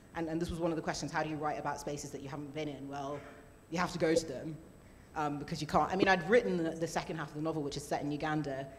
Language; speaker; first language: English; native; English